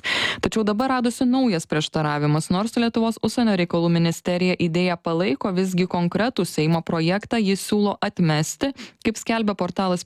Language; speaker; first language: Lithuanian; native; Lithuanian